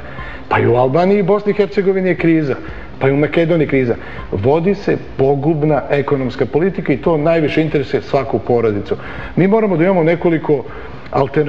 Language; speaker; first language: Serbian; native; Serbian